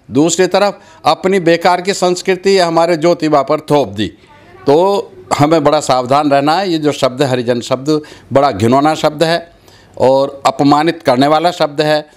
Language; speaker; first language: Hindi; native; Hindi